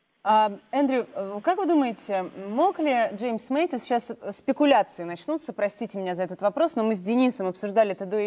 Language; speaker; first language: Russian; native; Russian